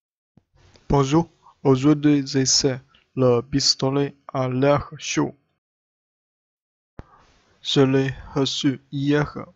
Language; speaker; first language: French; non-native, learner; Chinese